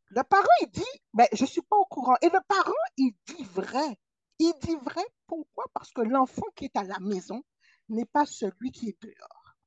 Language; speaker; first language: French; native; French